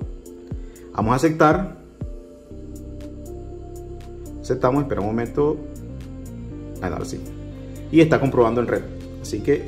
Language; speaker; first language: Spanish; native; Spanish